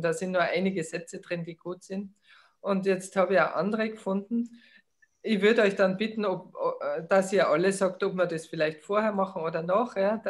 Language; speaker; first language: German; native; German